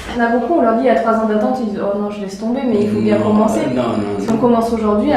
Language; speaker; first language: French; native; French